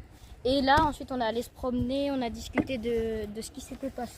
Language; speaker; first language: French; native; French